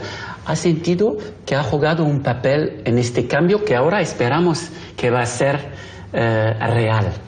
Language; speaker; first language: Spanish; non-native, learner; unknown